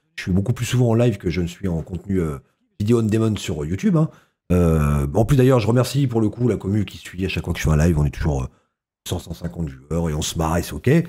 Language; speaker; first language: French; native; French